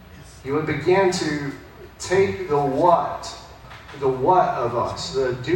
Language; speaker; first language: English; native; English